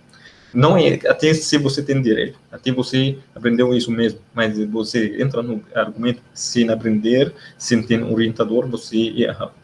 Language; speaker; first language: Portuguese; non-native, learner; Arabic